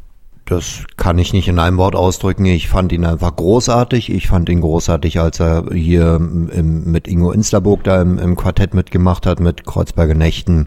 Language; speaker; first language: German; native; German